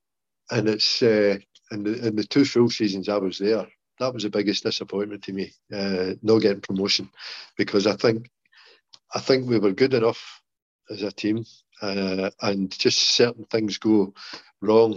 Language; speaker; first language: English; native; English